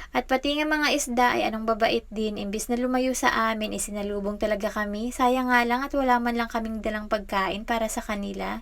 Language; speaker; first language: Filipino; native; Filipino